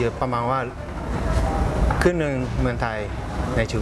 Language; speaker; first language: Thai; native; Thai